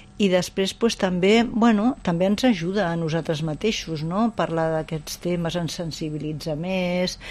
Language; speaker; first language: Catalan; non-native, local second language; Spanish